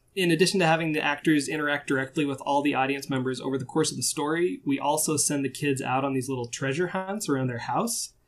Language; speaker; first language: English; native; English